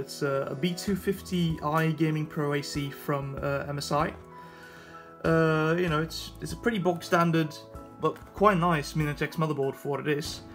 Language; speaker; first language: English; non-native, fluent; Swedish